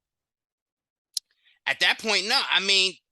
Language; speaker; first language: English; native; English